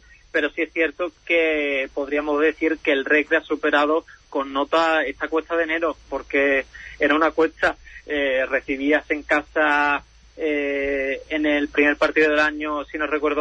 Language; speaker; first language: Spanish; native; Spanish